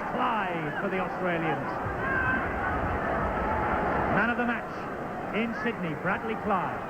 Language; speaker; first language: English; native; English